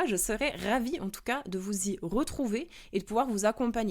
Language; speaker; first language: French; native; French